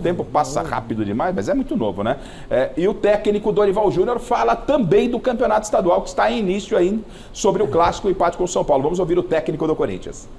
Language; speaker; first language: Portuguese; native; Portuguese